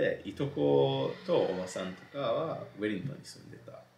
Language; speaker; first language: Japanese; non-native, fluent; English